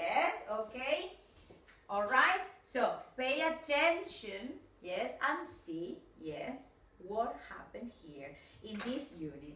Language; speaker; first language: English; non-native, fluent; Spanish